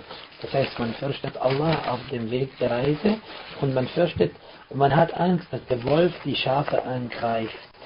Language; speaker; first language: German; non-native, fluent; Arabic